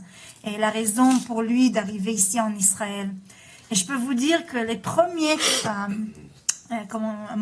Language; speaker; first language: French; early bilingual, heritage; Hebrew